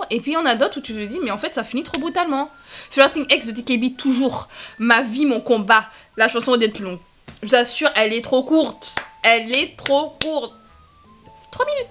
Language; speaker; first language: French; native; French